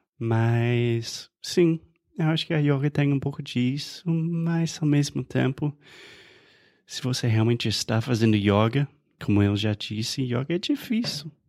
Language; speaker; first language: Portuguese; non-native, fluent; English